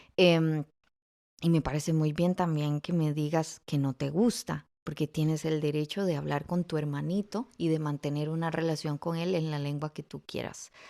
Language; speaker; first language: Spanish; native; Spanish